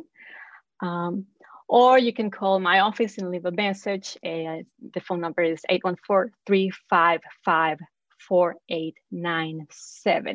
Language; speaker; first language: English; non-native, fluent; Spanish